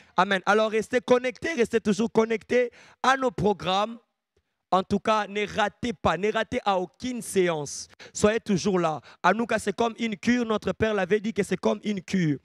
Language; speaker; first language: French; non-native, local second language; Lingala